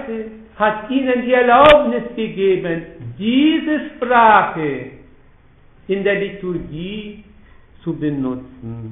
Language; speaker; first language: German; non-native, fluent; Polish